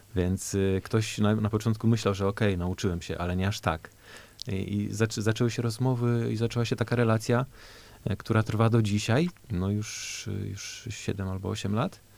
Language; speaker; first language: Polish; early bilingual, heritage; Polish